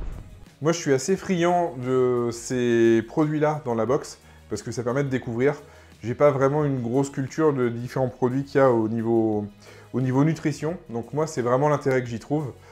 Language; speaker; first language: French; native; French